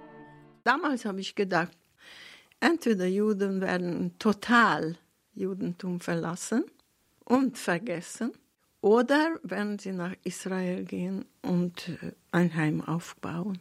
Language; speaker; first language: German; non-native, fluent; Hungarian